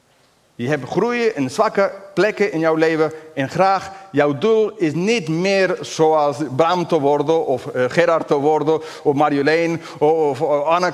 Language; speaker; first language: Dutch; non-native, fluent; English